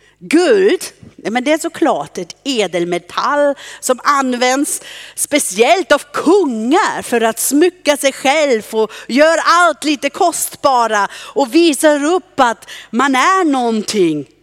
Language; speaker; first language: Swedish; non-native, fluent; German